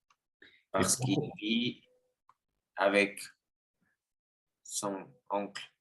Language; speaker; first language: French; non-native, learner; Spanish